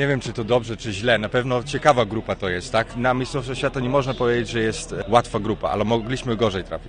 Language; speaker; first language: Polish; early bilingual, heritage; Polish